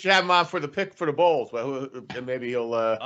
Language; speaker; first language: English; native; English